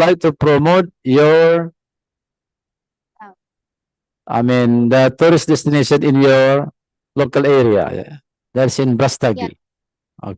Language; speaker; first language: English; non-native, fluent; Indonesian